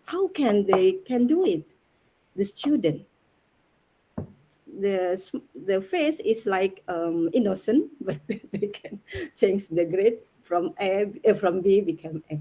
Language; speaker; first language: English; non-native, learner; Indonesian